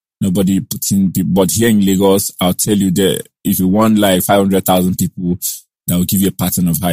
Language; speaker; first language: English; non-native, local second language; Igbo